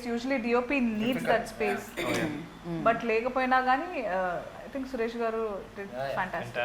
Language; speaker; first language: Telugu; native; Telugu